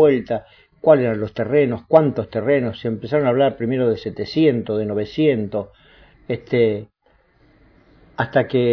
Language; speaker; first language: Spanish; native; Spanish